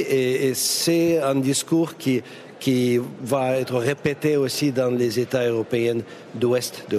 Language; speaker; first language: French; non-native, fluent; Russian